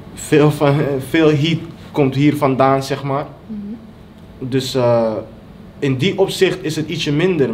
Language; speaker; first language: Dutch; early bilingual, other home language; Papiamento